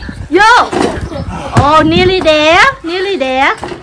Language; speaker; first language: English; non-native, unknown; Vietnamese